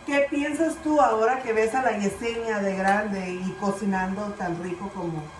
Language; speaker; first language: Spanish; early bilingual, other home language; English